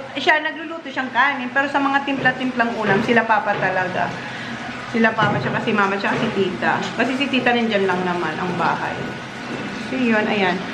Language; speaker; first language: Filipino; non-native, local second language; Bikol